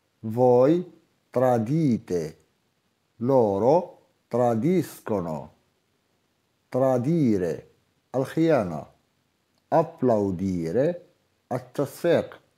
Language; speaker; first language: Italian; non-native, fluent; Arabic